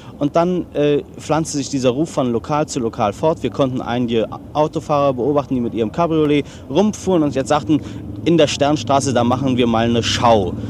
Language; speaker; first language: German; native; German